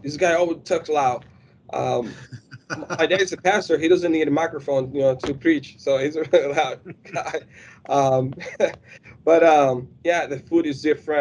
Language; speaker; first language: English; non-native, fluent; Spanish